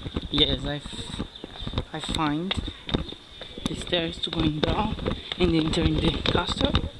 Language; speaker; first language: English; non-native, learner; Portuguese